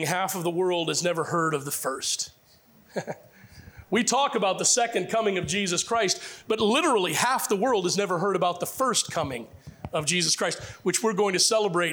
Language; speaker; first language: English; native; English